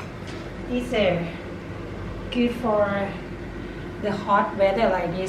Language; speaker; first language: English; non-native, fluent; Thai